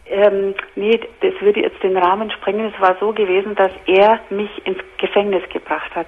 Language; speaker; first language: German; native; German